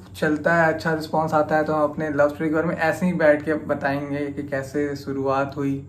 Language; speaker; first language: Hindi; native; Hindi